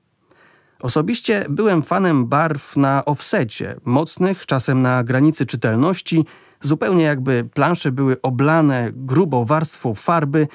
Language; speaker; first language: Polish; native; Polish